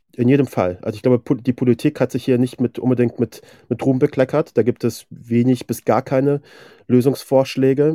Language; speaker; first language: German; early bilingual, other home language; Persian